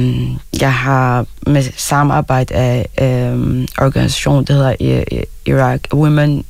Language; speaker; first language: Danish; non-native, fluent; Arabic